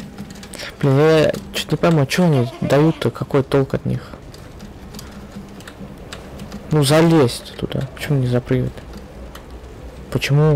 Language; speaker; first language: Russian; native; Russian